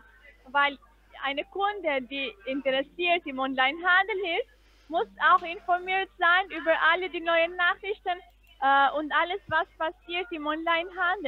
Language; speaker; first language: German; non-native, fluent; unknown